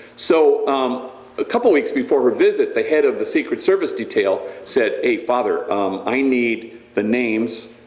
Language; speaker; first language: English; native; English